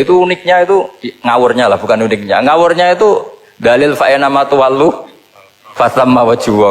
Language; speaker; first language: Indonesian; non-native, local second language; Javanese